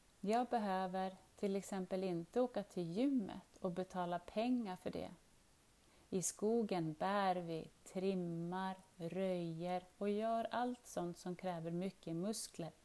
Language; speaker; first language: Swedish; non-native, learner; Arabic